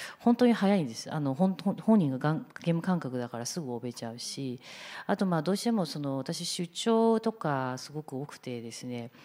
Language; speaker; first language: Japanese; non-native, fluent; Chinese